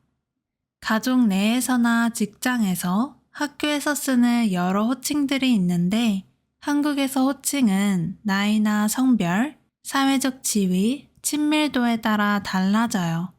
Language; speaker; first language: Korean; native; Korean